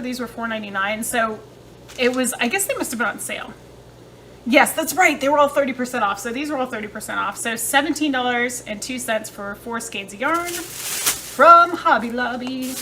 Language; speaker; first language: English; native; English